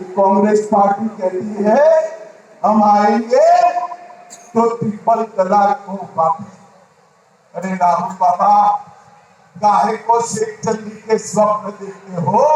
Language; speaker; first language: Hindi; non-native, local second language; Gujarati